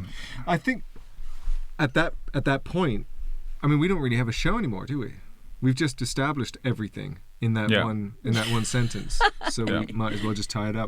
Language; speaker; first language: English; native; English